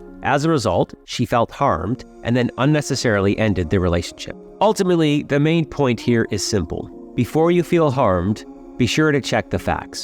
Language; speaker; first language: English; native; English